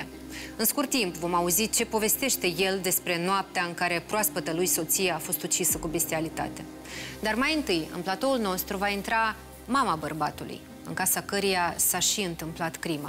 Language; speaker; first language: Romanian; native; Romanian